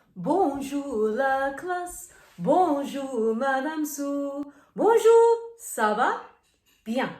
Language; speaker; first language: French; non-native, fluent; English